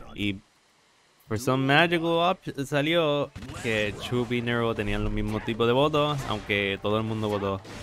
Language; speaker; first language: Spanish; early bilingual, heritage; Spanish